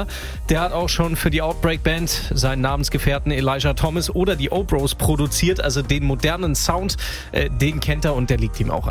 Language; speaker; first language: German; native; German